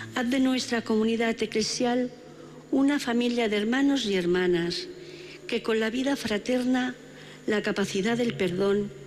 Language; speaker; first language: Spanish; non-native, local second language; Catalan